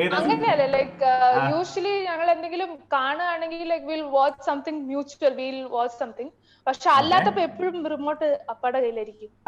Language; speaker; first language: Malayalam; early bilingual, heritage; Malayalam